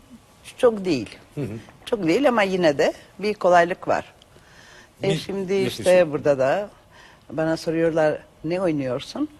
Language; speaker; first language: Turkish; non-native, learner; Macedonian